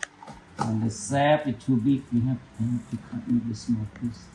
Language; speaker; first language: English; non-native, learner; Thai